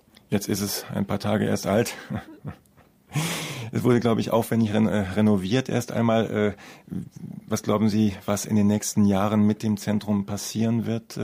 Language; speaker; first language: German; native; German